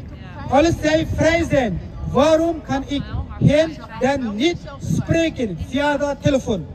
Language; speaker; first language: Dutch; non-native, fluent; Uyghur